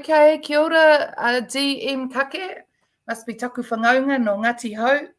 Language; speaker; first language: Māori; non-native, local second language; English